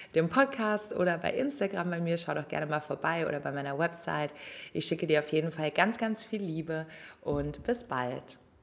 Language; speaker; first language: German; native; German